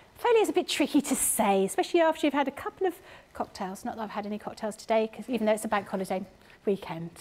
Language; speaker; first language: English; native; English